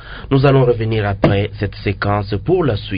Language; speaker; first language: French; non-native, local second language; Lingala